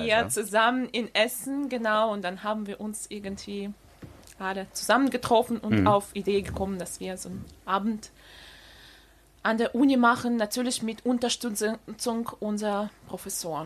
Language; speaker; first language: German; non-native, fluent; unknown